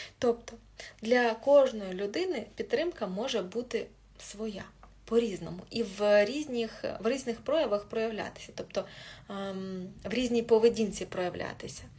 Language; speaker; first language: Ukrainian; non-native, local second language; Russian